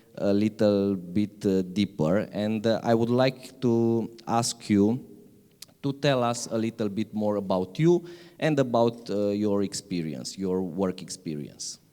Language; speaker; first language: English; non-native, fluent; Romanian